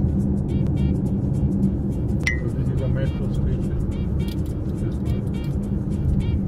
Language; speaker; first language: English; non-native, fluent; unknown